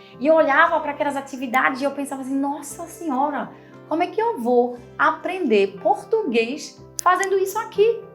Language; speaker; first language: Portuguese; non-native, fluent; German